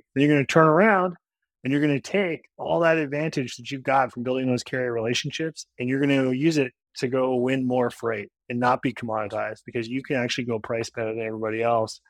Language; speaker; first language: English; native; English